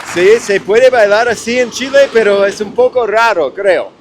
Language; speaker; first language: Spanish; non-native, fluent; English